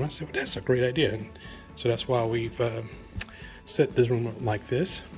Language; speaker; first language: English; native; English